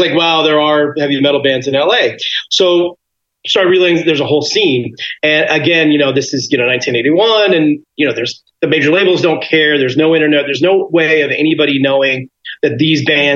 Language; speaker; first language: English; native; English